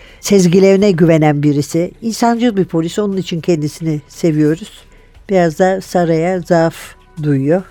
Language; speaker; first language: Turkish; native; Turkish